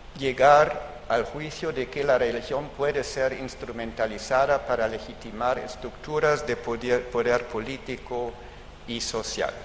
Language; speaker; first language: Spanish; non-native, fluent; German